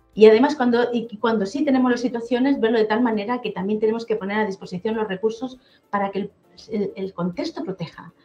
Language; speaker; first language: Spanish; native; Spanish